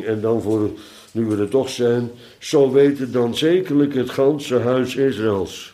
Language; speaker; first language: Dutch; native; Dutch